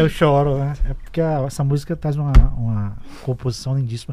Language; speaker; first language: Portuguese; native; Portuguese